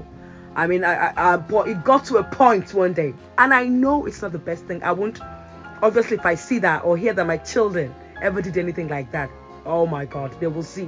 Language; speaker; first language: English; non-native, local second language; Yoruba